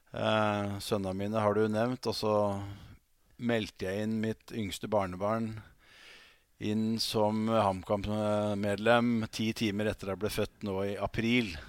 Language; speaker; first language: Norwegian; native; Norwegian